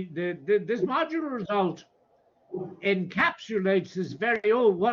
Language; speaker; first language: English; native; English